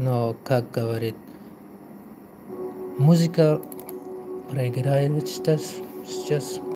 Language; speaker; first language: Russian; non-native, local second language; Tajik